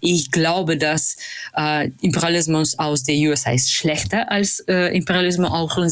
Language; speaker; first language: German; non-native, fluent; Russian